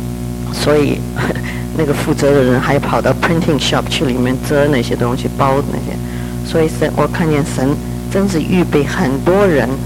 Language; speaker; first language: Chinese; early bilingual, heritage; Chinese